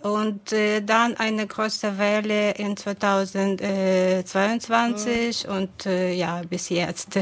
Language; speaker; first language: German; non-native, fluent; Ukrainian